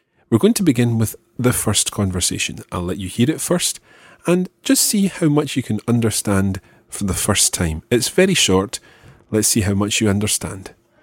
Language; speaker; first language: English; native; English